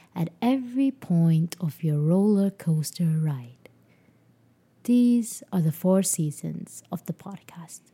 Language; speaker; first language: English; non-native, fluent; Arabic